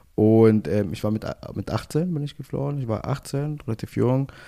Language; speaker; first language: German; non-native, fluent; Arabic